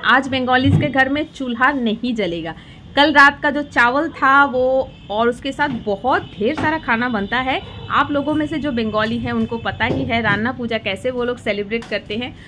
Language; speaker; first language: Hindi; native; Hindi